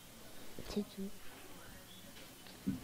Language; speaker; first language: French; early bilingual, other home language; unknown